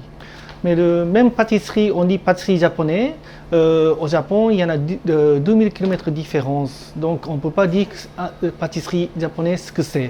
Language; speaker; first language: French; non-native, learner; Japanese